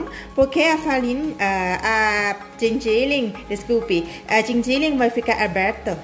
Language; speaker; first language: Portuguese; non-native, learner; Thai